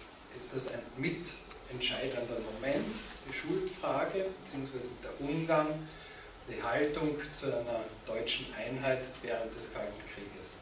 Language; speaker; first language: German; native; German